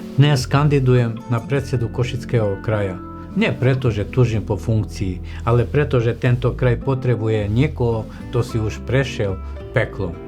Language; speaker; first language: Slovak; non-native, fluent; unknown